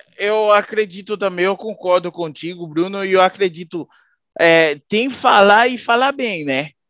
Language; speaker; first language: Portuguese; native; Portuguese